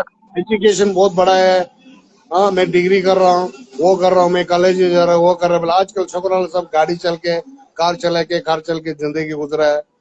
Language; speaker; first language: Hindi; non-native, local second language; Tibetan